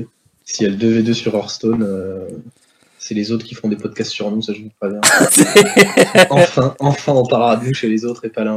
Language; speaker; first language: French; native; French